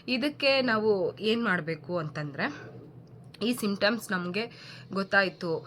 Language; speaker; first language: Kannada; native; Kannada